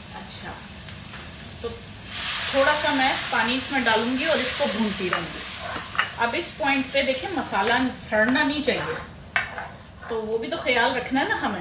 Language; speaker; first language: Urdu; native; Urdu